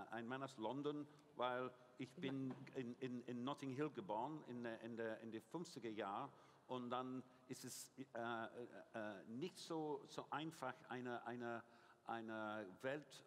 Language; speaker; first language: German; non-native, learner; English